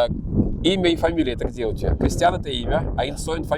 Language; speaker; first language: Russian; native; Russian